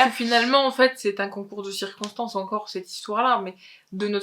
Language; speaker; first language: French; native; French